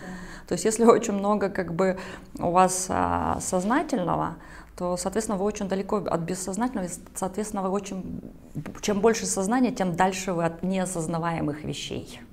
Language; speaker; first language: Russian; native; Russian